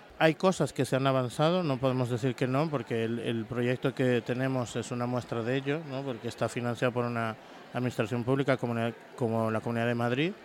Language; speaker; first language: Spanish; native; Spanish